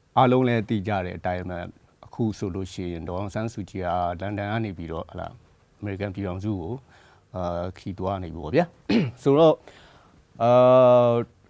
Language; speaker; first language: Burmese; native; Burmese